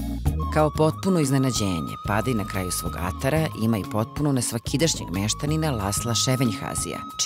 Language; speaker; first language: Serbian; native; Serbian